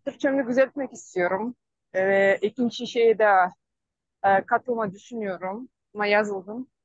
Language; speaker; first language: Turkish; non-native, learner; Kyrgyz